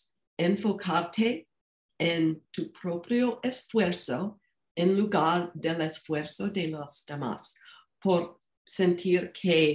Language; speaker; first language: Spanish; non-native, fluent; English